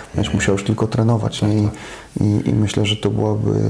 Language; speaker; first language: Polish; native; Polish